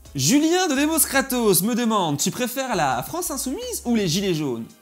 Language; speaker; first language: French; native; French